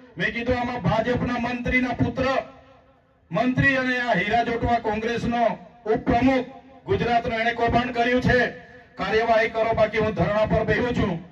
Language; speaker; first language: Gujarati; non-native, local second language; Vasavi